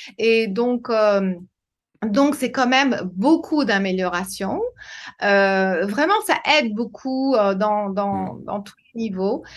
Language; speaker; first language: French; non-native, fluent; English